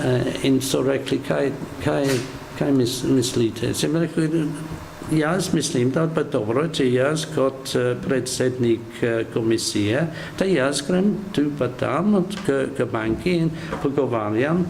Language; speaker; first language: Slovenian; non-native, learner; English